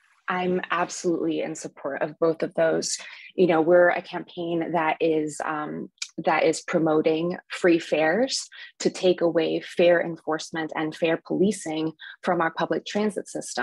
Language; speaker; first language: English; early bilingual, other home language; Spanish